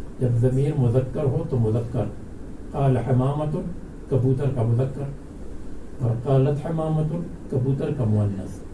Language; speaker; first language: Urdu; non-native, local second language; Pashto